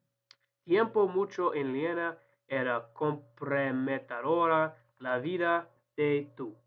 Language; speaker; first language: Spanish; non-native, learner; English